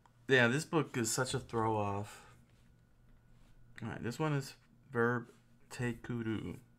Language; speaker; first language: English; native; English